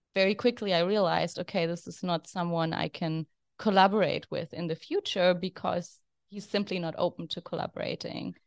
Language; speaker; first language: English; non-native, fluent; German